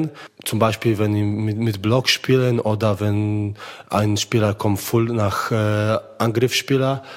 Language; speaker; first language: German; non-native, learner; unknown